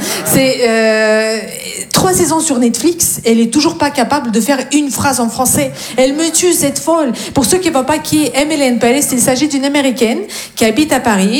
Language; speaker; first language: French; non-native, fluent; Russian